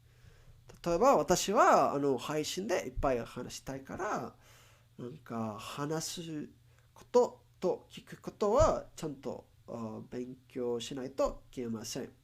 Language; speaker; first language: Japanese; non-native, learner; English